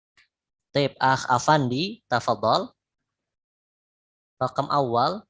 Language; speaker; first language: Arabic; non-native, fluent; Indonesian